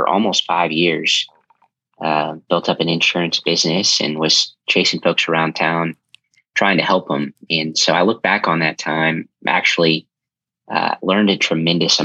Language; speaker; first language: English; native; English